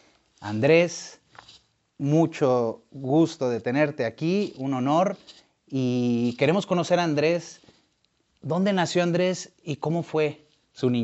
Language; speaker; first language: Spanish; native; Spanish